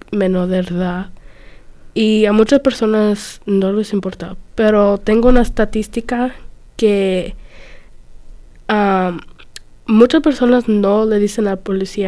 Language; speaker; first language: Spanish; early bilingual, other home language; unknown